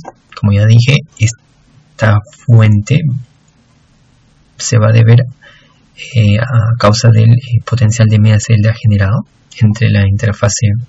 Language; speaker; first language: Spanish; native; Spanish